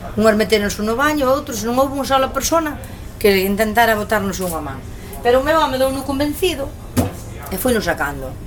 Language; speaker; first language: Galician; native; Galician